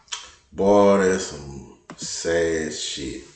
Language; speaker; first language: English; native; English